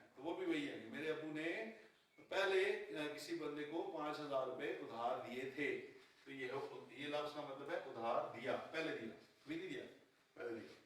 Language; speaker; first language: Urdu; non-native, local second language; Punjabi